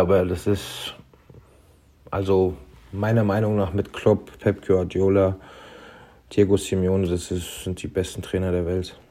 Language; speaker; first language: German; early bilingual, other home language; Turkish